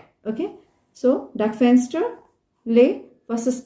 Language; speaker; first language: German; non-native, fluent; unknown